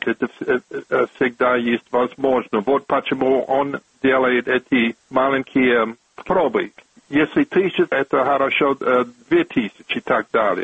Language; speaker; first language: Russian; non-native, fluent; English